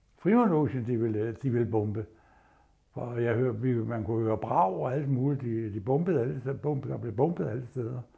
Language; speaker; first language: Danish; native; Danish